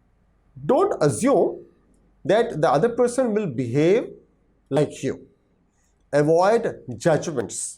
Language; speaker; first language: English; non-native, local second language; Hindi